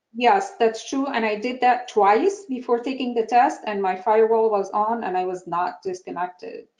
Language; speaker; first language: English; non-native, fluent; Arabic